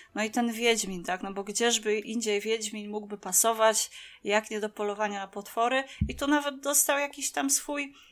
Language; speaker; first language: Polish; native; Polish